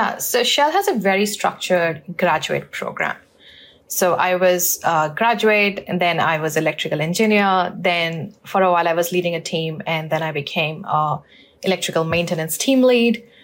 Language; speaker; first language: English; non-native, local second language; Hindi